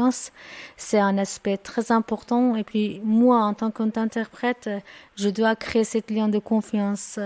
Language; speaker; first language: French; non-native, fluent; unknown